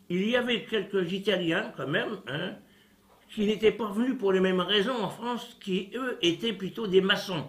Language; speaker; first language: French; early bilingual, other home language; Italian